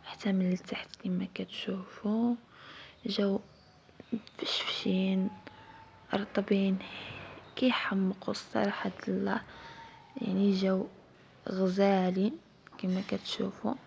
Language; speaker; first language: Arabic; native; Arabic